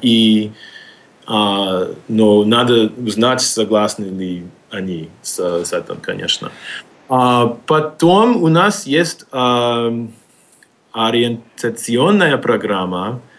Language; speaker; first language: Russian; non-native, fluent; English